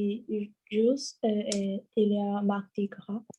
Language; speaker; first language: French; non-native, learner; Chinese